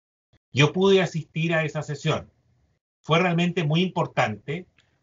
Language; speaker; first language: Spanish; native; Spanish